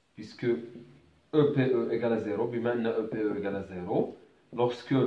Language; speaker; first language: French; non-native, local second language; Arabic